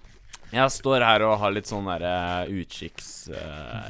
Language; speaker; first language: Norwegian; native; Norwegian